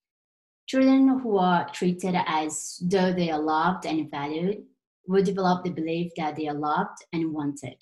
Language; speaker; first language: English; non-native, fluent; Portuguese